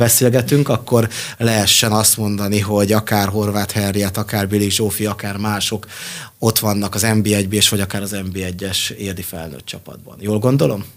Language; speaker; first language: Hungarian; native; Hungarian